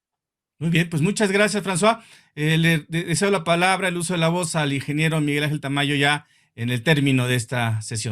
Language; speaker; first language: Spanish; native; Spanish